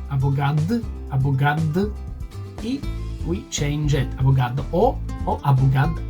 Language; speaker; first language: Spanish; non-native, fluent; English